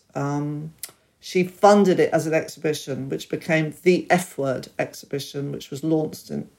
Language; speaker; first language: English; native; English